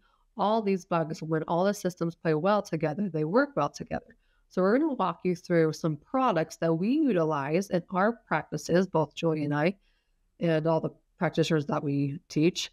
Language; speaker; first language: English; native; English